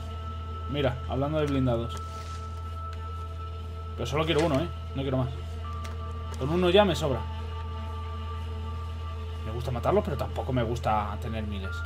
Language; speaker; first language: Spanish; native; Spanish